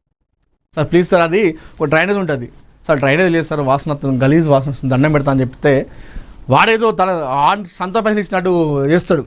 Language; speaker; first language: Telugu; native; Telugu